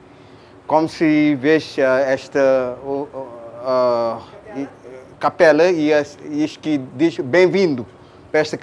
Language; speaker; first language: Portuguese; non-native, fluent; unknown